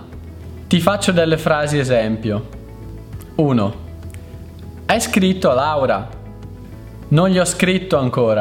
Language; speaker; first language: Italian; native; Italian